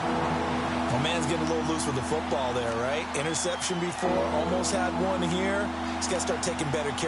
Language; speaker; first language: English; native; English